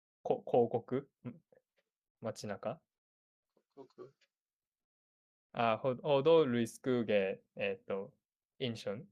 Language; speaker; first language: Chinese; non-native, learner; Japanese